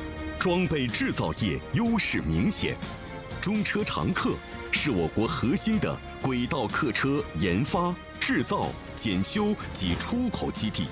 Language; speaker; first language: Chinese; native; Chinese